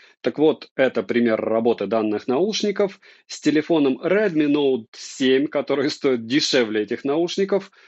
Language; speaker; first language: Russian; native; Russian